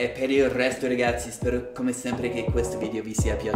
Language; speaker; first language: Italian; non-native, fluent; English